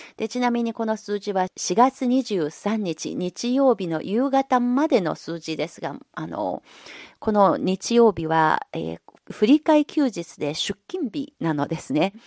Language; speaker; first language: Japanese; non-native, local second language; Chinese